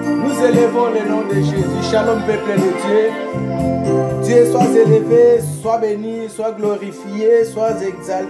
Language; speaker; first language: French; non-native, local second language; Lingala